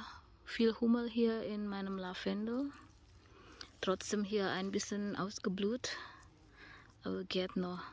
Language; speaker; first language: German; non-native, learner; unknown